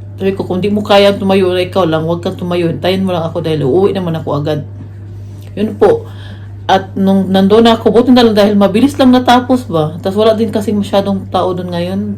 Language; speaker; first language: Filipino; non-native, local second language; Cebuano